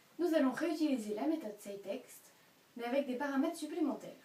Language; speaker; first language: French; native; French